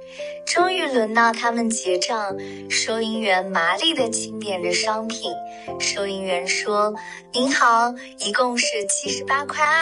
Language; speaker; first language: Chinese; native; Chinese